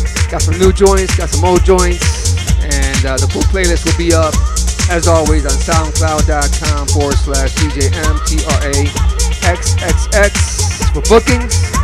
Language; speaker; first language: English; early bilingual, other home language; Spanish